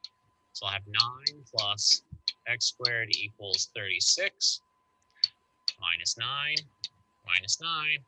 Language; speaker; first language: English; native; English